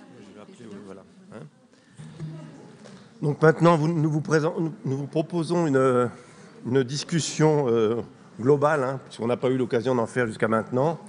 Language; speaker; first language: French; native; French